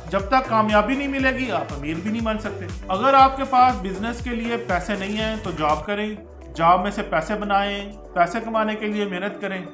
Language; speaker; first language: Urdu; non-native, local second language; Punjabi